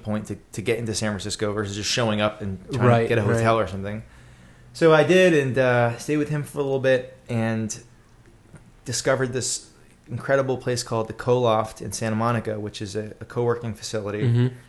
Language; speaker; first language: English; native; English